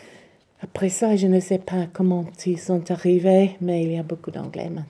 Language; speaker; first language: French; non-native, learner; English